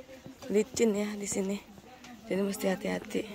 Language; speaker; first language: Indonesian; native; Indonesian